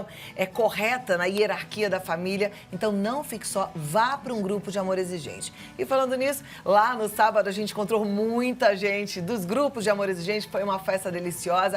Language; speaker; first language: Portuguese; native; Portuguese